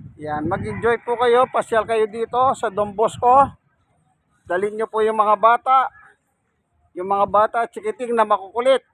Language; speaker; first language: Filipino; native; Filipino